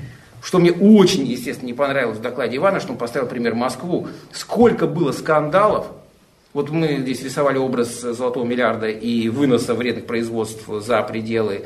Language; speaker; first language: Russian; native; Russian